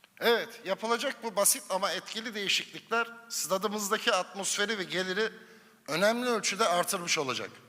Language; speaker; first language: Turkish; native; Turkish